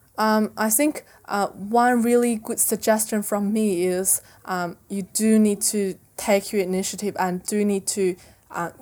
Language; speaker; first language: English; non-native, fluent; Chinese